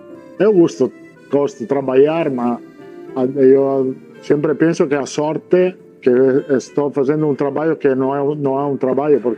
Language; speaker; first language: Portuguese; non-native, learner; Italian